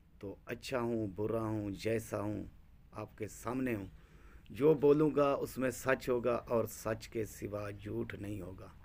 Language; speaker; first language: Urdu; non-native, local second language; Saraiki